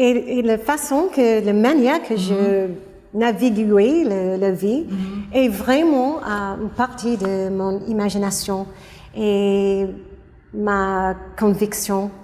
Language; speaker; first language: French; non-native, fluent; English